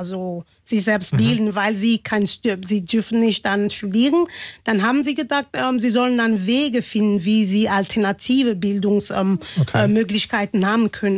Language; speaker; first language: German; non-native, fluent; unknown